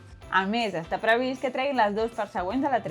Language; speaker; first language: Catalan; native; Catalan